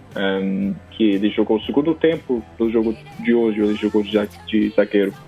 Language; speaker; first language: Portuguese; non-native, fluent; English